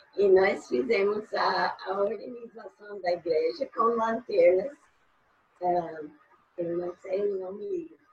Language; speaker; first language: Portuguese; non-native, fluent; English